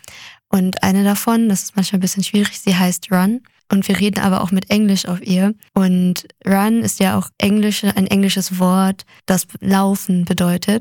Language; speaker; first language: German; native; German